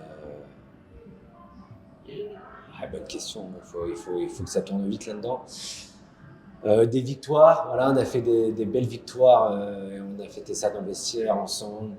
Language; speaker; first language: French; native; French